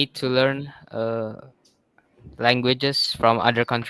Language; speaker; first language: English; non-native, learner; Indonesian